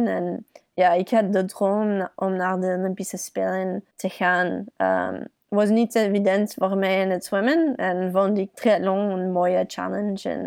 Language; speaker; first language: Dutch; early bilingual, heritage; English